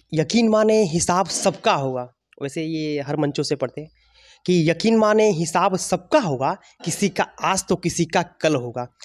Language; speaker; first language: Hindi; native; Hindi